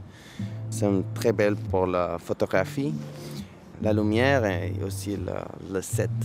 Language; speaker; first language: French; non-native, learner; Spanish